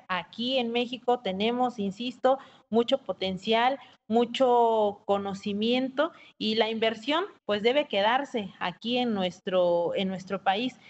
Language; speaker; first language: Spanish; native; Spanish